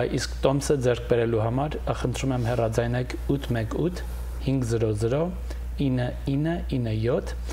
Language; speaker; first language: Armenian; native; Armenian